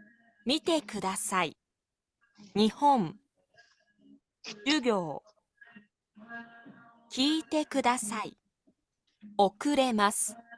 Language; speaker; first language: Japanese; non-native, learner; Filipino